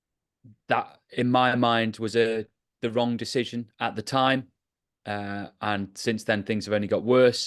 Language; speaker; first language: English; native; English